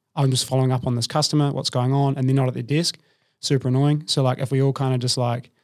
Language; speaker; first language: English; native; English